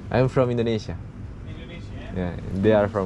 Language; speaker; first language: English; non-native, learner; Indonesian